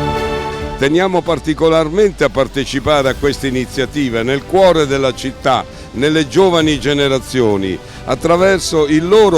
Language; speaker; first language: Italian; native; Italian